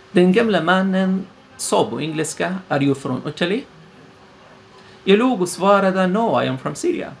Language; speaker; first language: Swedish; non-native, fluent; Arabic